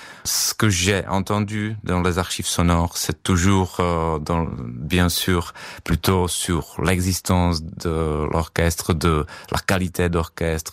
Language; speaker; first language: French; non-native, fluent; Czech